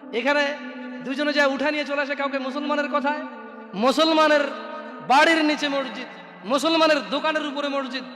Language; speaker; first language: Bangla; early bilingual, heritage; Bangla